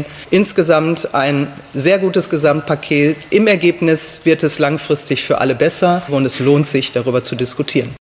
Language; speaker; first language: German; native; German